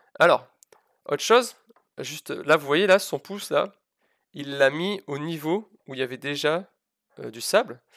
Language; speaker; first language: French; native; French